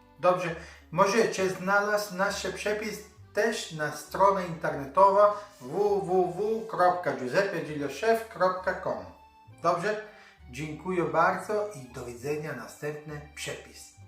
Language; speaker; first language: Polish; non-native, learner; Italian